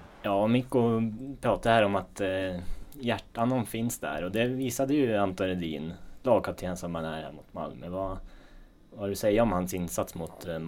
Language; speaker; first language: Swedish; native; Swedish